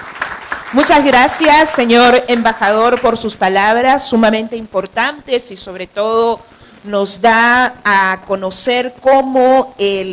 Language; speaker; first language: Spanish; native; Spanish